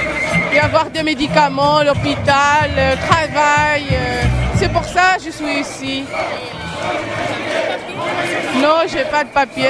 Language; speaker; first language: French; non-native, learner; Arabic